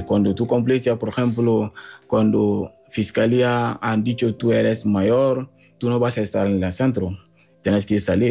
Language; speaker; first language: Spanish; non-native, learner; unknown